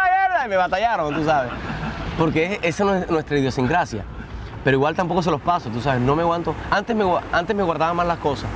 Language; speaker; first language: Spanish; native; Spanish